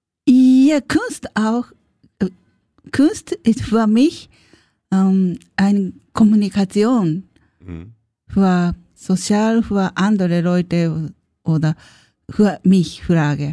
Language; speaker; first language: German; non-native, learner; Japanese